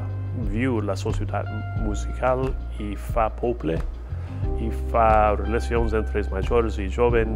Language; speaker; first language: Catalan; non-native, fluent; English